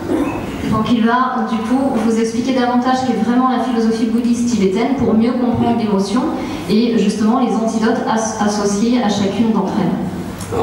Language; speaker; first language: French; native; French